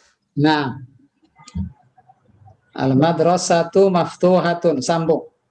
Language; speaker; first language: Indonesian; native; Indonesian